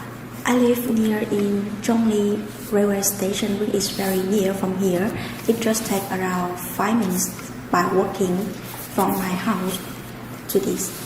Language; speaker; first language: English; non-native, learner; Chinese